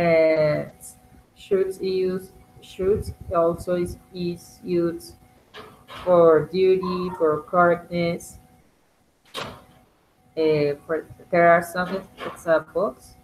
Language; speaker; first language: English; non-native, learner; Spanish